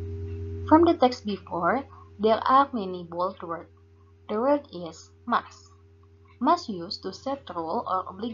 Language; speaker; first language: English; non-native, fluent; Indonesian